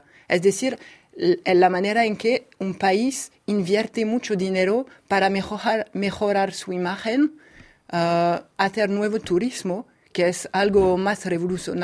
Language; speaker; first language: Spanish; non-native, fluent; French